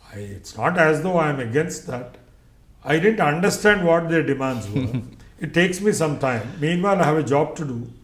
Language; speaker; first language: English; non-native, local second language; Telugu